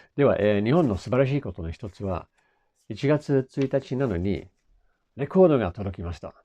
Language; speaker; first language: Japanese; non-native, fluent; English